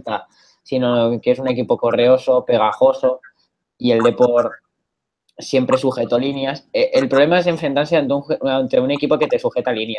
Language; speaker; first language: Spanish; native; Spanish